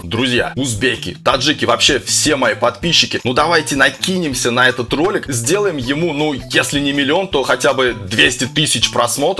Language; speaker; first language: Russian; native; Russian